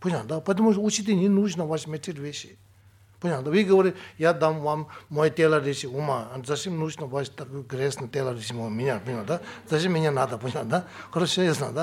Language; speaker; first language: Russian; non-native, learner; Tibetan